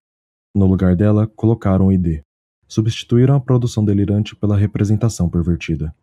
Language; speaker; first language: Portuguese; native; Portuguese